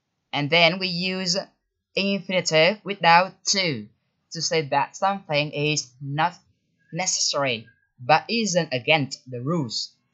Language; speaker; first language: English; non-native, fluent; Vietnamese